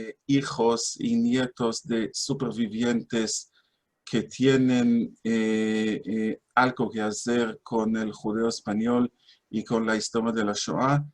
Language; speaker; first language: Spanish; non-native, fluent; Hebrew